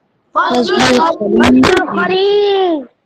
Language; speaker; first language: Arabic; non-native, learner; Urdu